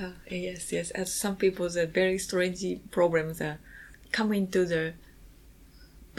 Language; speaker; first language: English; non-native, learner; Japanese